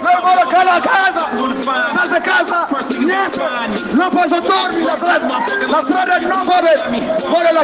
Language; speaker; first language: Italian; non-native, learner; English